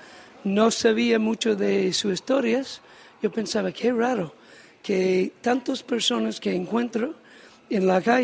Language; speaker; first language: Spanish; non-native, learner; English